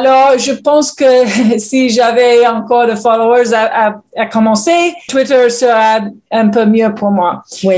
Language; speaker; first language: French; non-native, learner; English